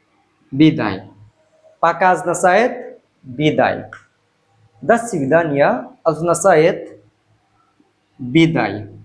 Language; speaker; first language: Russian; non-native, learner; Bangla